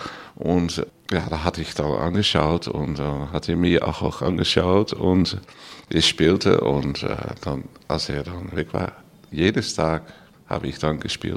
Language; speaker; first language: German; non-native, learner; Dutch